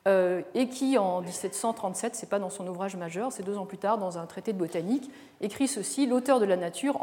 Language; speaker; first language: French; native; French